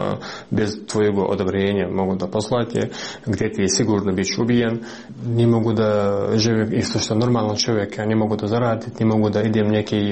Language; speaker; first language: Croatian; non-native, learner; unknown